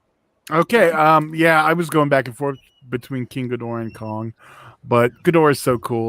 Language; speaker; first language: English; native; English